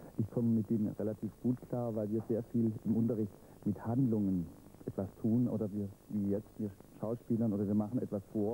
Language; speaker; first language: German; native; German